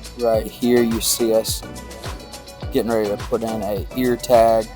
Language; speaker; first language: English; native; English